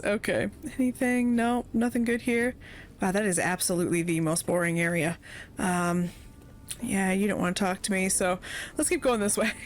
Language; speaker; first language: English; native; English